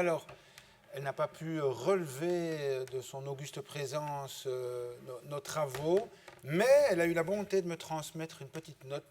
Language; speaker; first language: French; native; French